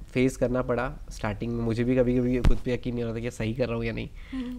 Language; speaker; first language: Hindi; native; Hindi